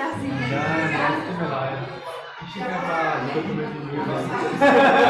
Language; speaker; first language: German; non-native, learner; Portuguese